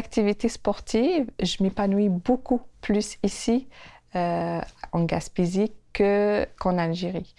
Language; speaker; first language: French; non-native, local second language; Kabyle